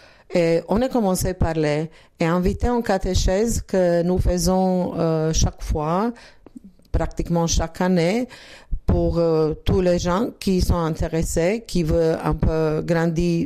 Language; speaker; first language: French; non-native, learner; Croatian